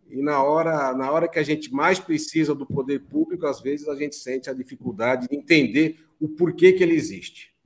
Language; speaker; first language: Portuguese; native; Portuguese